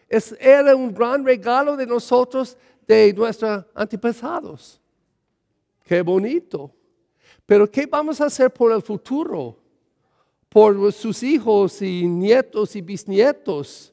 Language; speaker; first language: Spanish; early bilingual, heritage; English